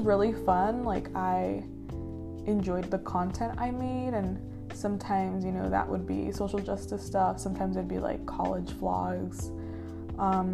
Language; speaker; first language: English; native; English